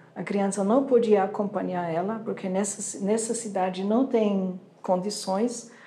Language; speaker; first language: Portuguese; non-native, fluent; German